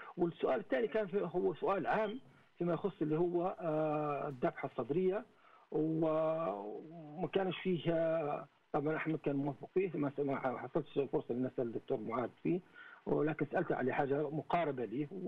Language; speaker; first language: Arabic; native; Arabic